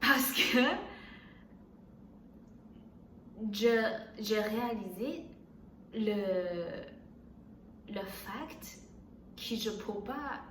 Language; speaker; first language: French; non-native, learner; Chinese